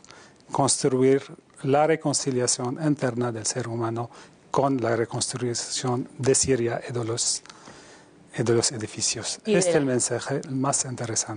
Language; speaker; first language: Spanish; non-native, fluent; Arabic